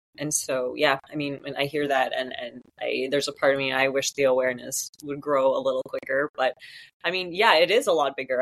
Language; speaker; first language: English; native; English